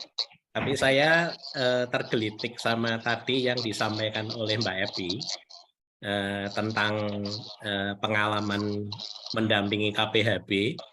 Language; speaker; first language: Malay; native; Malay